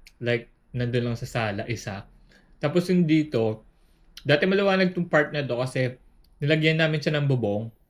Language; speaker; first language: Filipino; native; Filipino